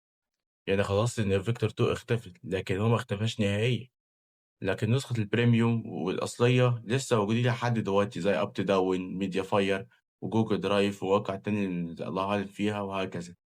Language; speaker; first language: Arabic; native; Arabic